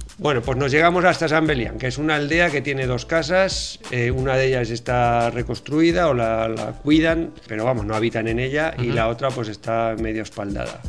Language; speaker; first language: Spanish; native; Spanish